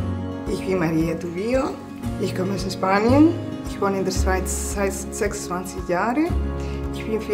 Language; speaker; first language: German; non-native, fluent; Spanish